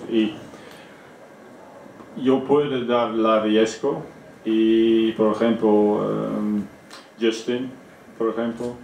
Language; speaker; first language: Spanish; non-native, fluent; Dutch